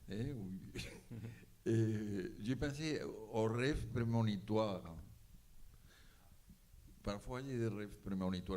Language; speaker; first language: French; non-native, fluent; Spanish